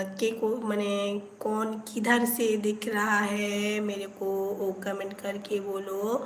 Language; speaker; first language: Hindi; non-native, local second language; Bangla